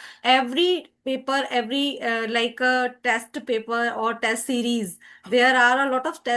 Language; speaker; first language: English; non-native, learner; Hindi